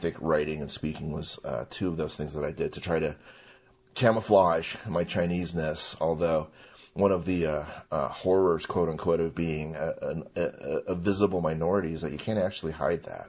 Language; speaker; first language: English; non-native, local second language; Chinese